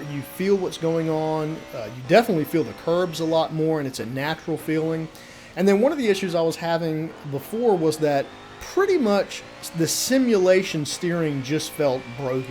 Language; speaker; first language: English; native; English